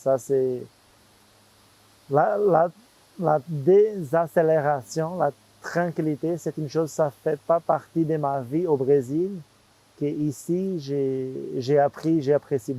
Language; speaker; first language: French; non-native, fluent; Portuguese